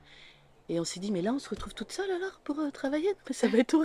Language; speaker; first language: French; native; French